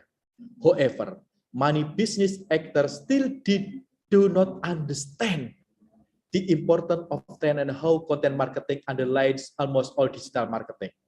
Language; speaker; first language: English; non-native, learner; Indonesian